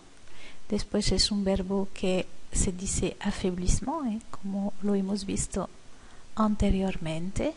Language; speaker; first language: Spanish; non-native, fluent; French